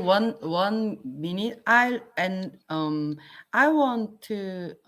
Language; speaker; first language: English; non-native, learner; Korean